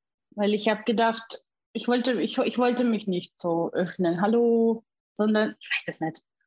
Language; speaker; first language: German; non-native, fluent; Russian